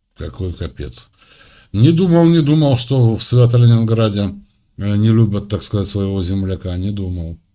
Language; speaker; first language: Russian; native; Russian